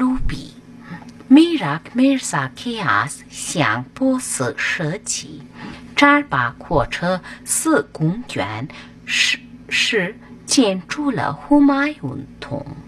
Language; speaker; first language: Chinese; non-native, fluent; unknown